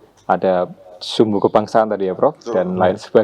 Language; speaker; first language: Indonesian; native; Indonesian